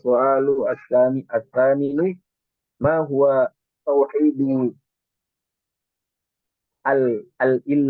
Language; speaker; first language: Arabic; non-native, learner; Indonesian